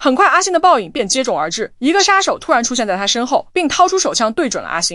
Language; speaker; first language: Chinese; native; Chinese